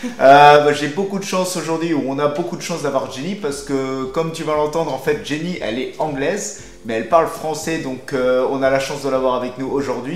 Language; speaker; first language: French; native; French